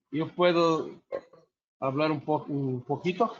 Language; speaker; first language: Spanish; non-native, learner; Portuguese